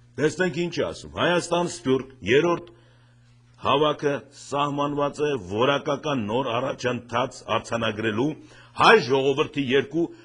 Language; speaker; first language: Armenian; native; Armenian